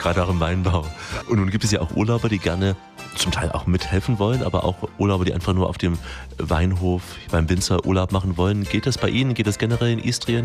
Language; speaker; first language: German; native; German